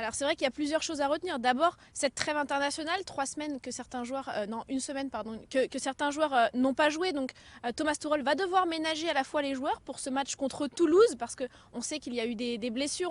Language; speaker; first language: French; native; French